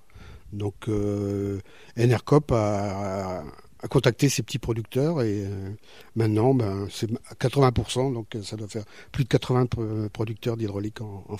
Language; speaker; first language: French; native; French